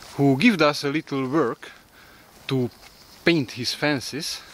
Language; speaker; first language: English; non-native, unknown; Hungarian